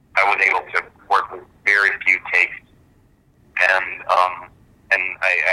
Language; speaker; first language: English; early bilingual, other home language; German